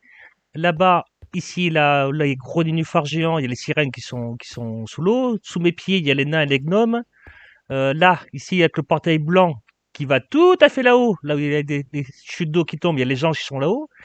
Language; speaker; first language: French; native; French